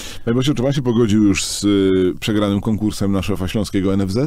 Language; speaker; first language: Polish; native; Polish